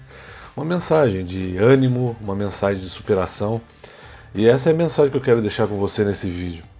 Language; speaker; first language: Portuguese; native; Portuguese